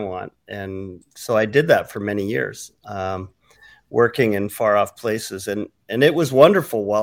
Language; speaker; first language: English; native; English